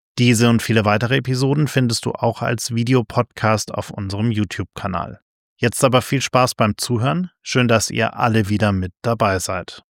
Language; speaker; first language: German; native; German